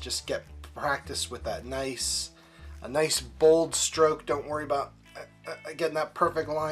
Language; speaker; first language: English; native; English